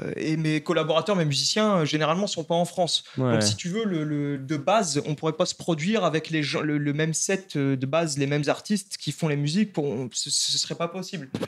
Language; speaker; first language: French; native; French